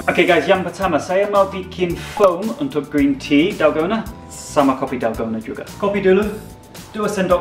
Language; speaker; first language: Indonesian; non-native, learner; English